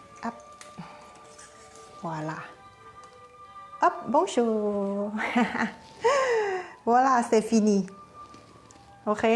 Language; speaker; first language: French; non-native, learner; Thai